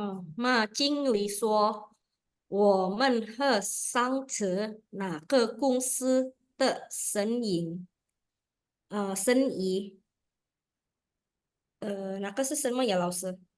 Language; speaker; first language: Chinese; non-native, learner; Indonesian